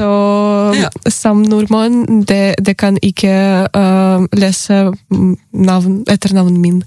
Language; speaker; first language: Norwegian; non-native, learner; Ukrainian